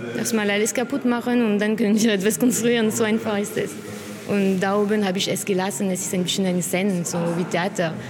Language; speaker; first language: German; non-native, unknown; French